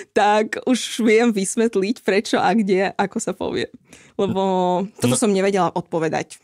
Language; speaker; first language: Slovak; non-native, fluent; Ukrainian